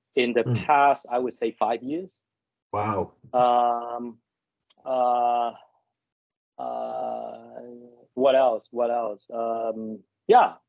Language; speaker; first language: English; non-native, local second language; Cantonese